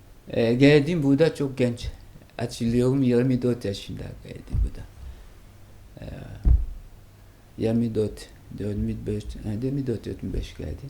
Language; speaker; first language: Turkish; non-native, learner; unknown